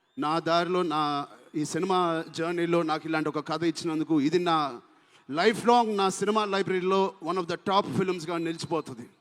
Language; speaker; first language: Telugu; native; Telugu